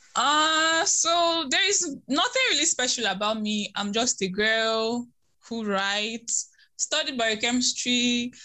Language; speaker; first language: English; non-native, local second language; Igbo